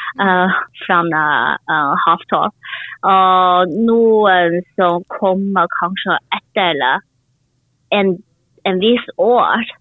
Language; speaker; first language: Norwegian; non-native, learner; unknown